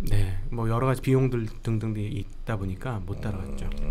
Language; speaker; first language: Korean; native; Korean